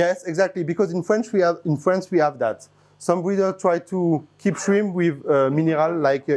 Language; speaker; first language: English; non-native, fluent; French